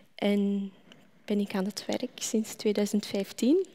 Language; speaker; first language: Dutch; non-native, fluent; Arabic